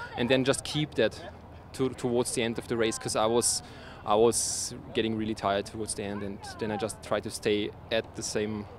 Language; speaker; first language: English; non-native, fluent; German